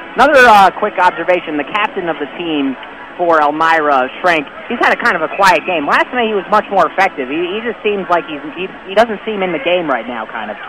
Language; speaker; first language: English; native; English